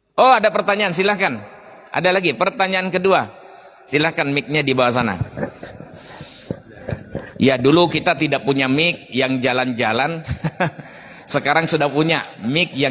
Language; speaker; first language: Indonesian; native; Indonesian